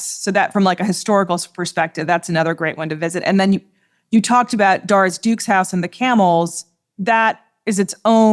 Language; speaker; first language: English; native; English